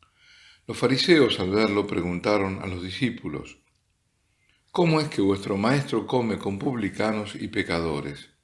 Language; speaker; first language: Spanish; native; Spanish